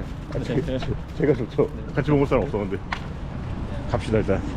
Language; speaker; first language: Korean; native; Korean